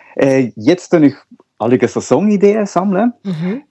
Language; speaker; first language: Swiss German; non-native, local second language; Spanish